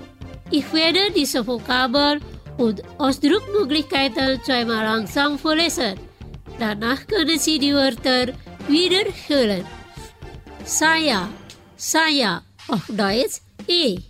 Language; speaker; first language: German; non-native, fluent; Indonesian